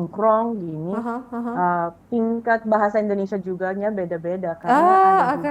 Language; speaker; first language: Indonesian; non-native, fluent; Filipino